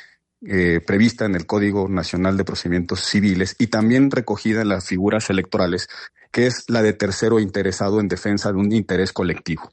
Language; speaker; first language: Spanish; native; Spanish